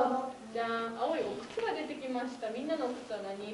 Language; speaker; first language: Japanese; native; Japanese